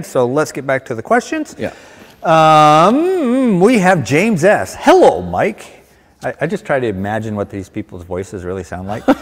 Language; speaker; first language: English; native; English